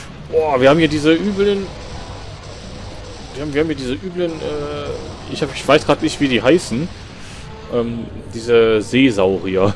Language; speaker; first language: German; native; German